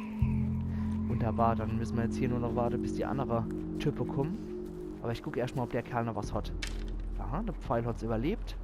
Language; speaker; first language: German; native; German